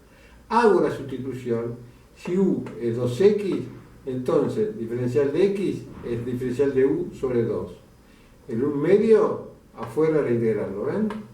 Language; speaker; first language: Spanish; native; Spanish